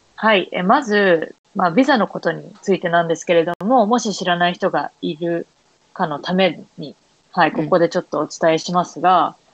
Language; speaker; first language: Japanese; native; Japanese